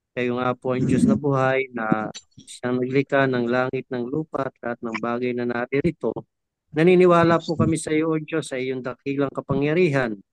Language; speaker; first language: Filipino; native; Filipino